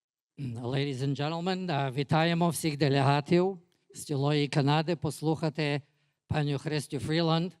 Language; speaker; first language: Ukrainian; early bilingual, heritage; English